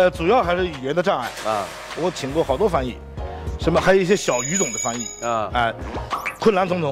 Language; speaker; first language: Chinese; native; Chinese